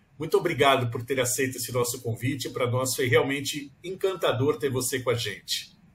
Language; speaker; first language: Portuguese; native; Portuguese